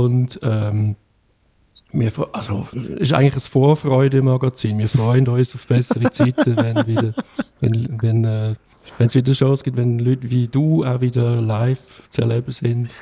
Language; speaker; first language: German; native; German